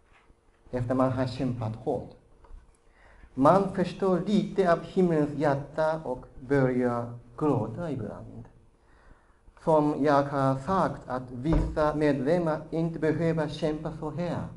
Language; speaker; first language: Swedish; non-native, fluent; Japanese